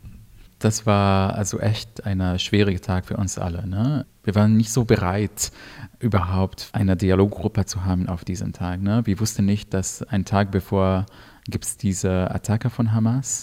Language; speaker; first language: German; non-native, fluent; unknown